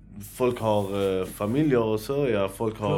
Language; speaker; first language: Swedish; early bilingual, other home language; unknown